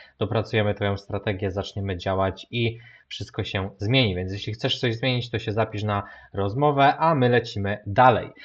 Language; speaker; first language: Polish; native; Polish